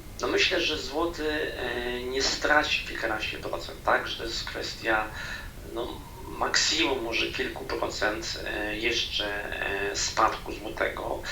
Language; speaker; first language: Polish; native; Polish